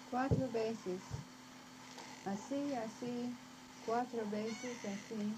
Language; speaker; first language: Spanish; non-native, learner; English